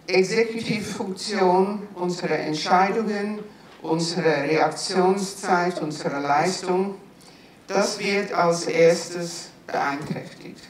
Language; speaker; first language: German; non-native, fluent; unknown